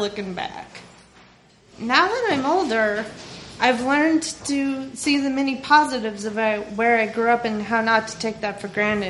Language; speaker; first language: English; native; English